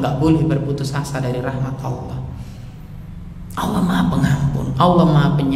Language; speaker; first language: Indonesian; non-native, local second language; Javanese